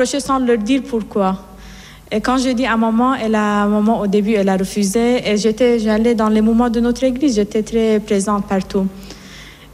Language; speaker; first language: French; non-native, fluent; Persian